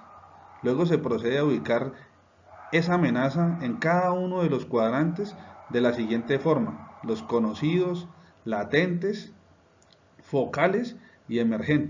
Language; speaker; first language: Spanish; native; Spanish